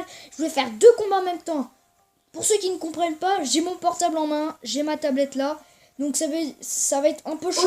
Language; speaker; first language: French; native; French